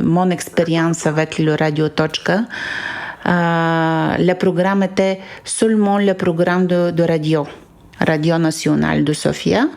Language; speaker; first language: French; non-native, fluent; Bulgarian